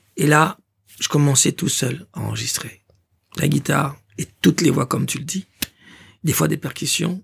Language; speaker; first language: French; non-native, local second language; Lingala